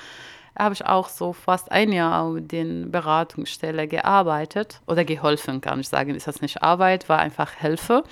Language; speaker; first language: German; non-native, learner; Arabic